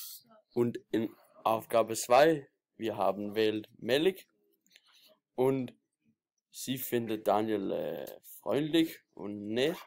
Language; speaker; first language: German; non-native, learner; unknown